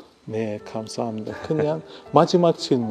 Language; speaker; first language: Korean; non-native, fluent; Persian